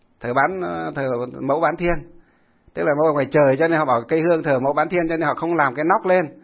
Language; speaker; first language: Vietnamese; non-native, local second language; Muong